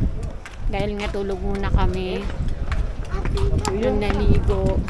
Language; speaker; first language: Filipino; native; Filipino